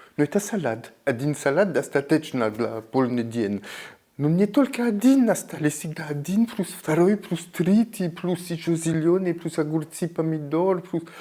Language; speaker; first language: Russian; non-native, learner; French